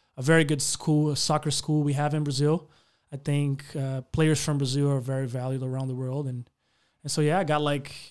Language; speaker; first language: English; non-native, fluent; Portuguese